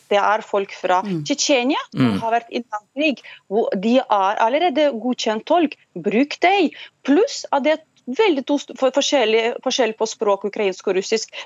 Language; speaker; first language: Norwegian; non-native, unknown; Russian